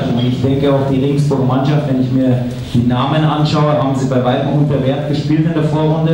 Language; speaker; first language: German; native; German